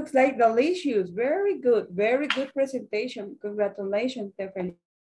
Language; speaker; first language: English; non-native, learner; Spanish